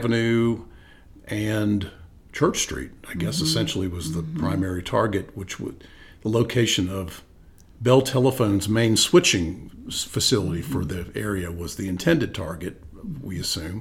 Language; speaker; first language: English; native; English